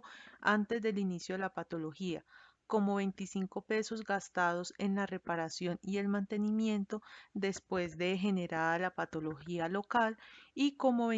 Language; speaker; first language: Spanish; native; Spanish